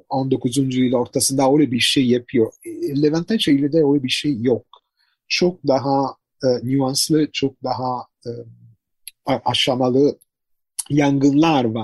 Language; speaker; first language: Turkish; non-native, fluent; Italian